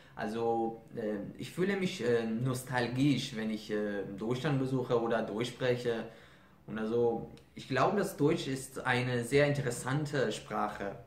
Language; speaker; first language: German; non-native, learner; Persian